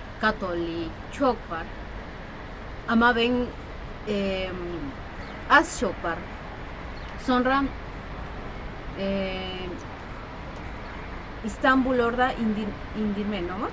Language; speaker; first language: Turkish; non-native, learner; Spanish